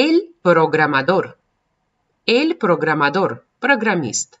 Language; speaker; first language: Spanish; non-native, fluent; Russian